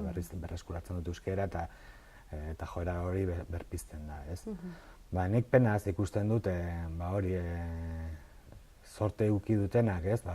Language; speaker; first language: Basque; non-native, local second language; Spanish